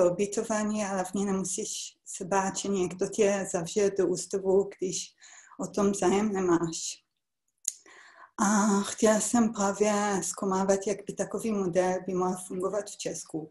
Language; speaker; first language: Czech; non-native, fluent; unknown